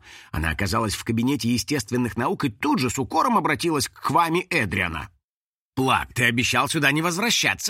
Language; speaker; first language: Russian; native; Russian